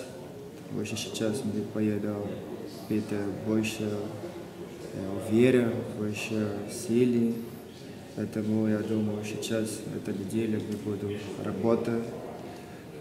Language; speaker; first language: Russian; non-native, learner; Portuguese